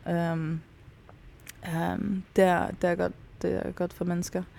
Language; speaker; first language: Danish; non-native, local second language; Faroese